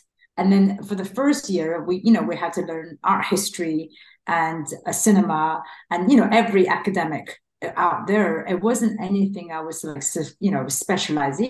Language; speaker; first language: English; non-native, fluent; Chinese